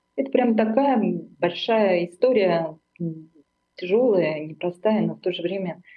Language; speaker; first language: Russian; non-native, local second language; Armenian